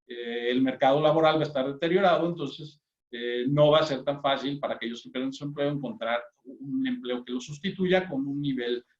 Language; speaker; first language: Spanish; native; Spanish